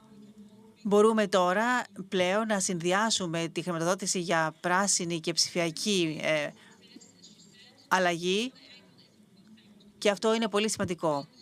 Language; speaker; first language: Greek; native; Greek